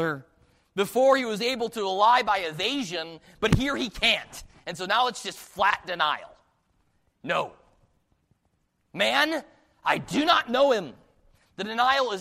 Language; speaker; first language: English; native; English